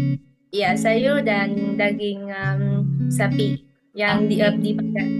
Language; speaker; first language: Indonesian; non-native, fluent; Vietnamese